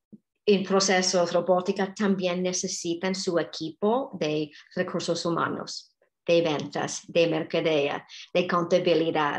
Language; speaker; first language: Spanish; non-native, fluent; English